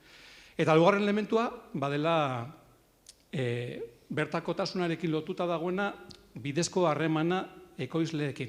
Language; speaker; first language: Basque; native; Basque